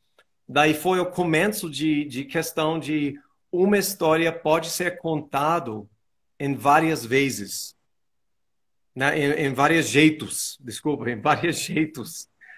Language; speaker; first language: Portuguese; non-native, fluent; English